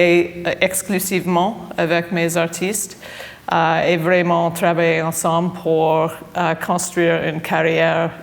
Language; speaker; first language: French; non-native, fluent; English